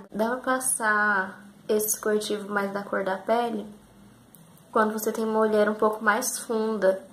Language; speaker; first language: Portuguese; native; Portuguese